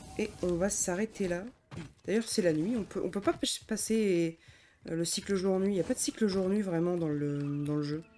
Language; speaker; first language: French; native; French